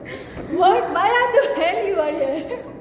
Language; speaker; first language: English; non-native, local second language; Hindi